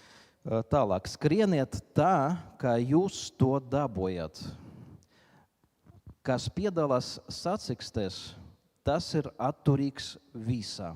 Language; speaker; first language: Latvian; non-native, local second language; Russian